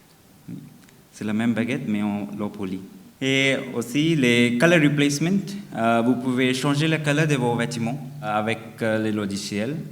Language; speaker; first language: French; non-native, fluent; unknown